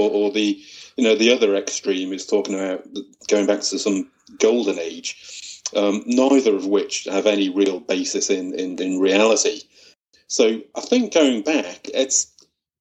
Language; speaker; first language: English; native; English